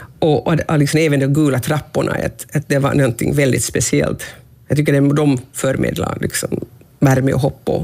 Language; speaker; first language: Swedish; non-native, local second language; Finnish